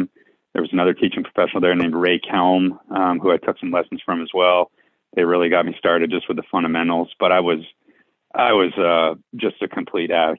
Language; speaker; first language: English; native; English